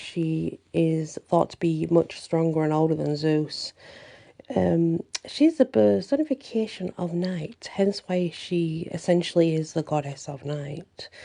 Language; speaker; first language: English; native; English